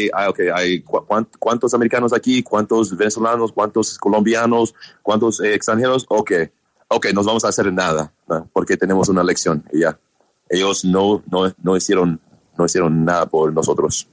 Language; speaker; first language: Spanish; non-native, learner; English